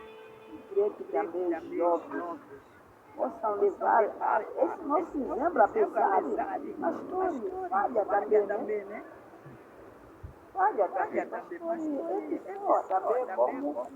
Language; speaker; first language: Portuguese; non-native, local second language; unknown